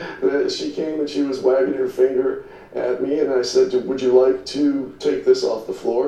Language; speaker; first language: English; native; English